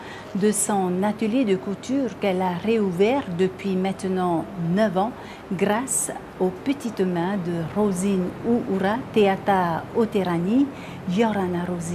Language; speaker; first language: French; native; French